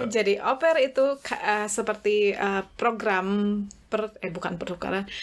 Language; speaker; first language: Indonesian; native; Indonesian